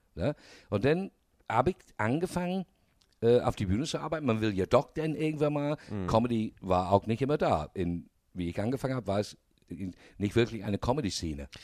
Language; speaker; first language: German; non-native, fluent; English